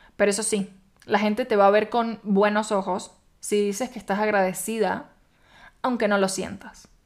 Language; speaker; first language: Spanish; native; Spanish